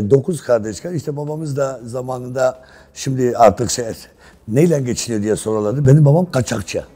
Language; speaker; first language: Turkish; non-native, local second language; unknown